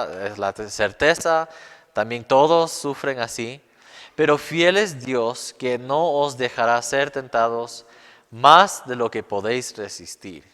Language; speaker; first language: Spanish; non-native, fluent; English